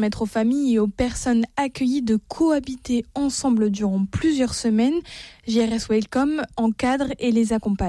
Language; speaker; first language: French; native; French